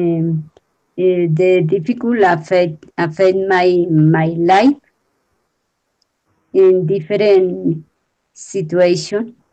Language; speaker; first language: English; non-native, learner; Spanish